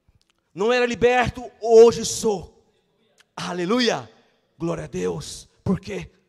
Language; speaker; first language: Portuguese; native; Portuguese